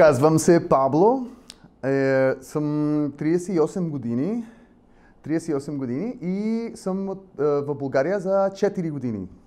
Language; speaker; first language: Bulgarian; non-native, learner; Spanish